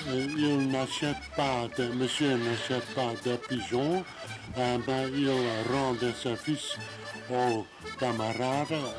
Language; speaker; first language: French; non-native, learner; Dutch